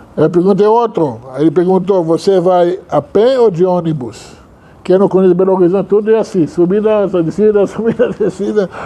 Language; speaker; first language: Portuguese; non-native, fluent; Hebrew